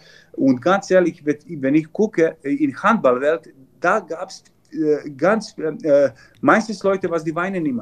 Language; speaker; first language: German; non-native, learner; Serbian